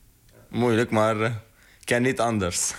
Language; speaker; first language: Dutch; non-native, learner; Arabic